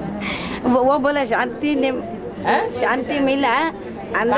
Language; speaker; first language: Hindi; non-native, local second language; Kannada